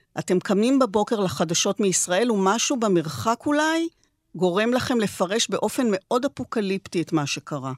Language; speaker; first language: Hebrew; native; Hebrew